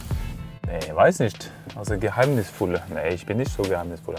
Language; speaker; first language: German; non-native, fluent; Norwegian